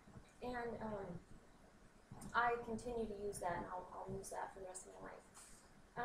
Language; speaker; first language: English; native; English